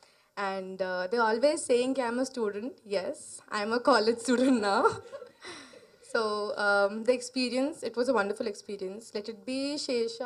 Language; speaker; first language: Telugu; non-native, learner; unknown